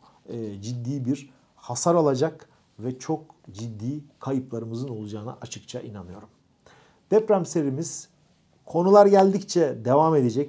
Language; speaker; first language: Turkish; native; Turkish